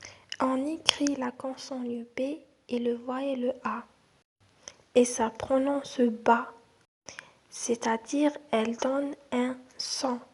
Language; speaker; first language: French; non-native, local second language; Arabic